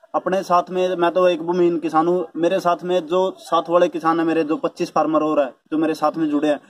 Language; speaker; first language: Hindi; native; Hindi